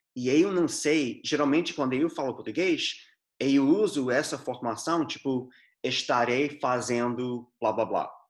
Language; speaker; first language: Portuguese; non-native, fluent; English